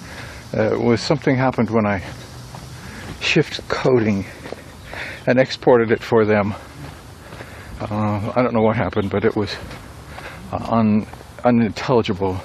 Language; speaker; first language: English; native; English